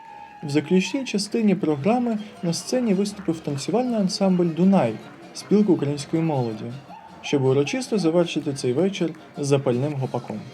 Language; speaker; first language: Ukrainian; native; Ukrainian